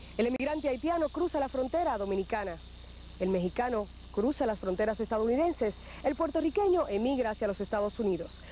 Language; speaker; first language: Spanish; native; Spanish